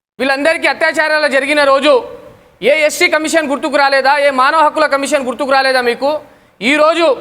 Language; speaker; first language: Telugu; non-native, local second language; Lambadi